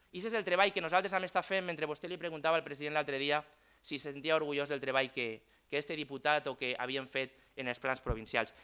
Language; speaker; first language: Catalan; native; Catalan